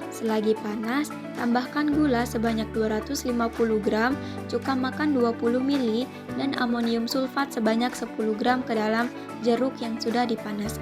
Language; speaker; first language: Indonesian; native; Indonesian